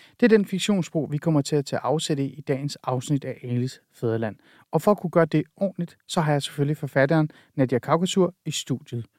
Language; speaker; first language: Danish; early bilingual, other home language; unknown